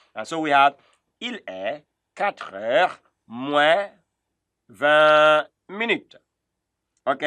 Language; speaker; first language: French; non-native, fluent; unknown